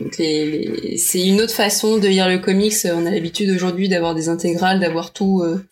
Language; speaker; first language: French; early bilingual, heritage; Portuguese